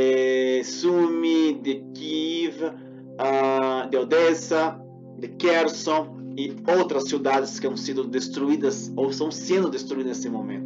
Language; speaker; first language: Portuguese; non-native, fluent; Spanish